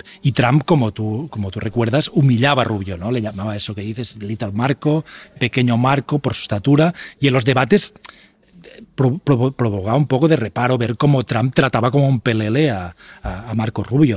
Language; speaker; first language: Spanish; native; Spanish